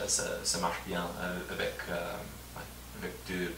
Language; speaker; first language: French; non-native, fluent; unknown